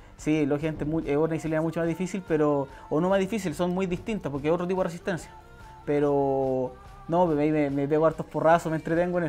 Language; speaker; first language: Spanish; native; Spanish